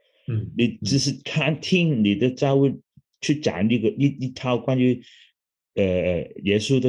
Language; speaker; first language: Chinese; non-native, local second language; Cantonese